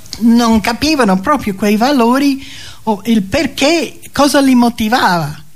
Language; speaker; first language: Italian; non-native, fluent; English